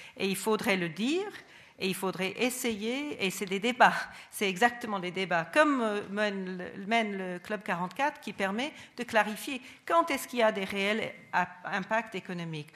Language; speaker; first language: French; non-native, fluent; English